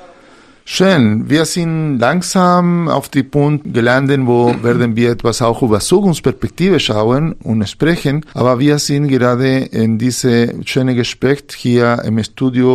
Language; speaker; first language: German; non-native, fluent; Spanish